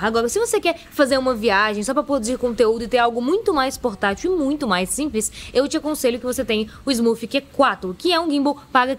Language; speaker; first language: Portuguese; native; Portuguese